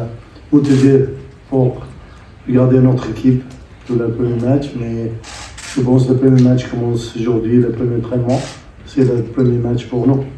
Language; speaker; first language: French; non-native, learner; Arabic